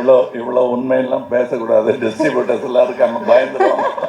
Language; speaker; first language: Tamil; native; Tamil